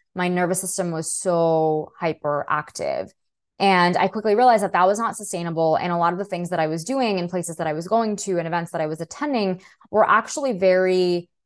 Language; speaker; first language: English; early bilingual, other home language; Russian